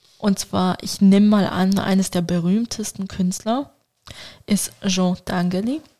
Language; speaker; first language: German; early bilingual, other home language; Turkish